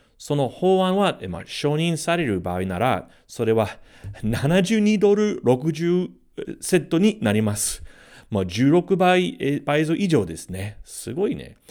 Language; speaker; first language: Japanese; non-native, fluent; English